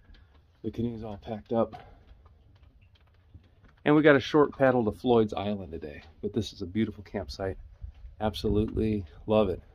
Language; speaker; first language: English; native; English